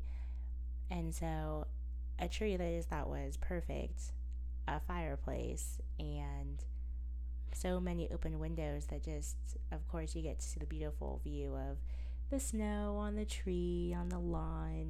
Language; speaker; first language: English; native; English